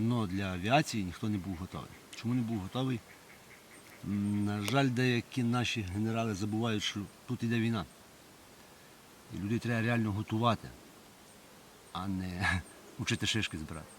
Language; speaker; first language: Ukrainian; native; Ukrainian